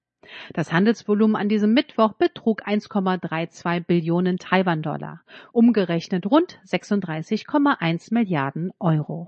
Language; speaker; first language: German; native; German